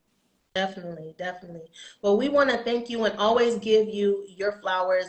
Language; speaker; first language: English; native; English